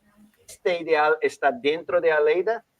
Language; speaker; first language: Spanish; non-native, learner; Portuguese